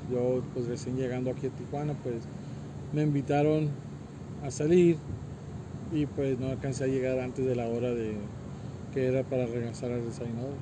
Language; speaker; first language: Spanish; early bilingual, heritage; Spanish